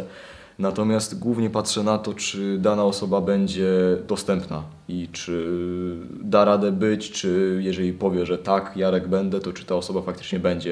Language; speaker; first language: Polish; native; Polish